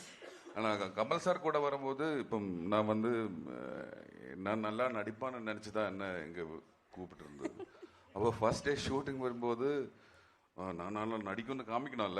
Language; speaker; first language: Tamil; non-native, learner; Malayalam